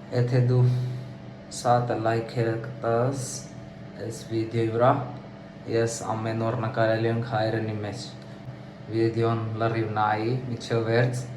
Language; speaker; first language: Armenian; non-native, learner; Hindi